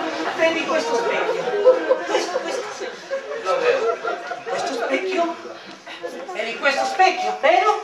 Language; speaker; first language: Italian; non-native, learner; Spanish